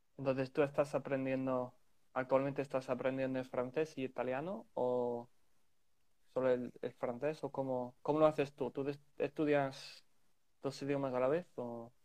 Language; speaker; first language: Spanish; non-native, fluent; English